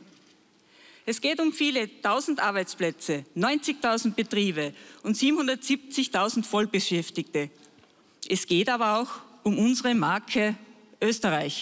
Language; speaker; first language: German; native; German